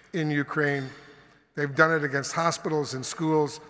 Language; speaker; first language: English; native; English